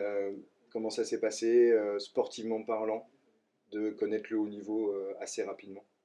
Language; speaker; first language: French; native; French